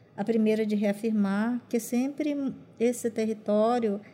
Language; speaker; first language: Portuguese; non-native, local second language; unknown